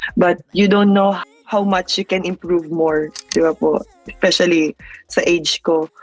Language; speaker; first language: Filipino; native; Filipino